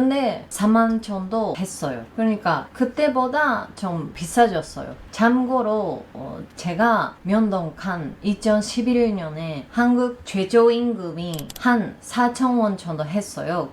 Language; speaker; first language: Korean; non-native, learner; Japanese